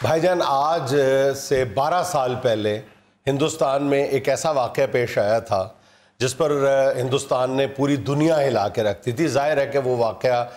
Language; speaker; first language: Urdu; non-native, local second language; Punjabi